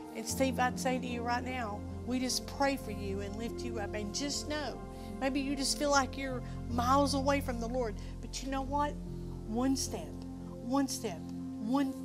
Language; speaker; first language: English; native; English